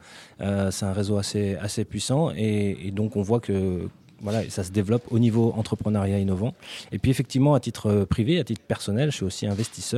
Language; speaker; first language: French; native; French